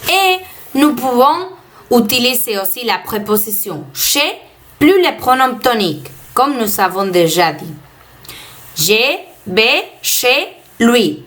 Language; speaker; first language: French; non-native, fluent; Spanish